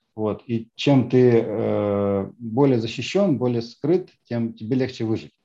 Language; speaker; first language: Russian; native; Russian